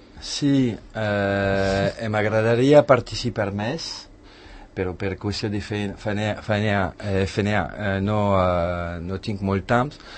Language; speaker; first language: Catalan; non-native, learner; French